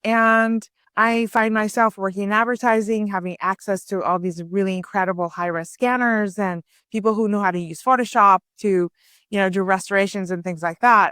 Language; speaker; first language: English; early bilingual, other home language; Persian